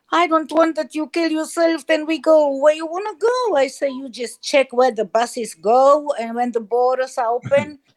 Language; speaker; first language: English; non-native, learner; German